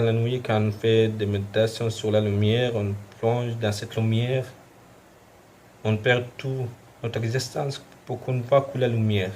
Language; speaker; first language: French; non-native, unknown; Arabic